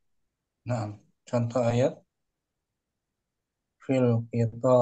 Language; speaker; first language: Indonesian; native; Indonesian